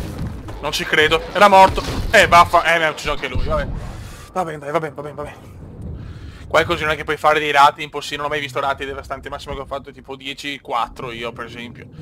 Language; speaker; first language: Italian; native; Italian